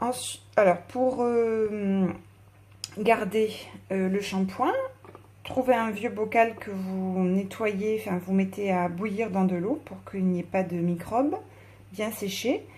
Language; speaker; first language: French; native; French